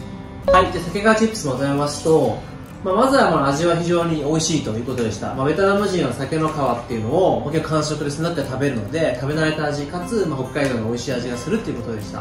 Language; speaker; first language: Japanese; native; Japanese